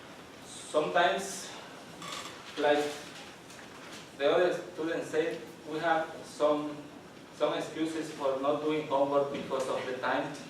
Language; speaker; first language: English; non-native, learner; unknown